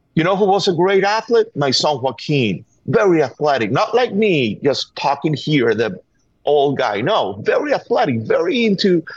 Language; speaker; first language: English; non-native, fluent; Spanish